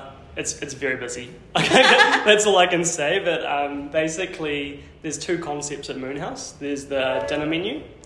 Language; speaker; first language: English; native; English